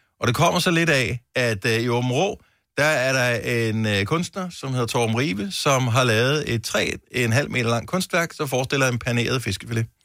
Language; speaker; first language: Danish; native; Danish